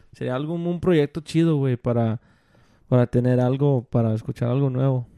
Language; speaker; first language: Spanish; early bilingual, other home language; English